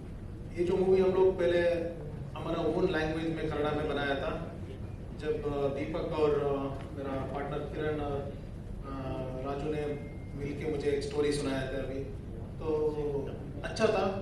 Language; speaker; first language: Hindi; non-native, local second language; Kannada